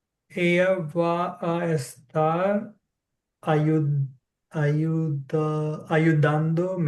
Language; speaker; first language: Spanish; non-native, learner; English